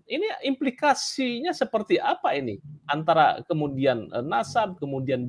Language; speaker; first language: Indonesian; native; Indonesian